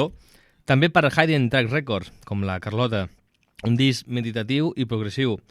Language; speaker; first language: Catalan; native; Catalan